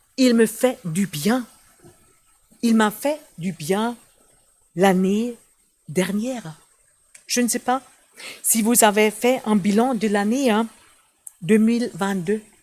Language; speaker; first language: French; non-native, fluent; German